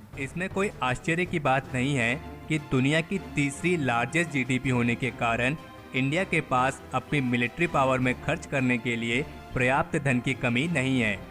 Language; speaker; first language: Hindi; native; Hindi